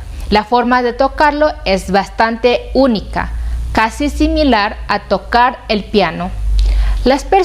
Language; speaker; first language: Spanish; non-native, fluent; Indonesian